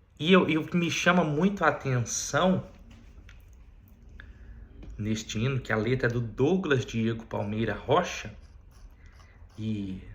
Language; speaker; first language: Portuguese; native; Portuguese